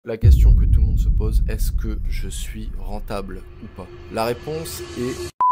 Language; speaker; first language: French; native; French